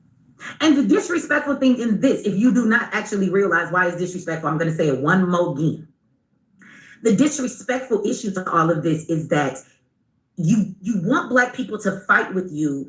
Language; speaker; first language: English; native; English